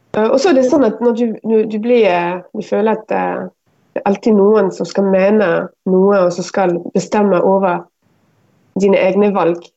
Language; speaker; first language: Norwegian; non-native, fluent; Arabic